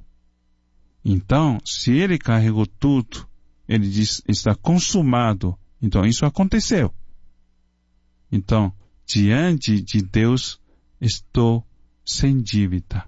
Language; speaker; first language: Portuguese; non-native, fluent; Chinese